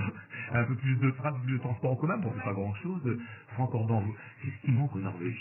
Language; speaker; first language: French; native; French